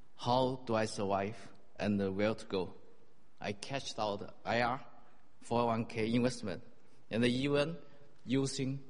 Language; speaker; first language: English; non-native, fluent; Chinese